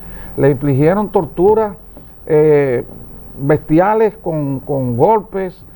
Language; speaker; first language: Spanish; native; Spanish